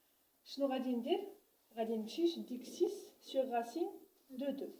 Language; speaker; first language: French; non-native, local second language; Arabic